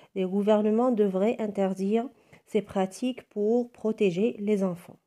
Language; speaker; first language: French; non-native, local second language; Arabic